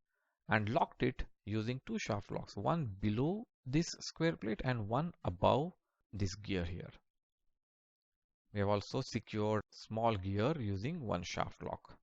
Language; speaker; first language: English; non-native, local second language; Marathi